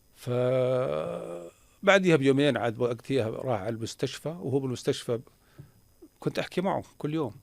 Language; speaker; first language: Arabic; native; Arabic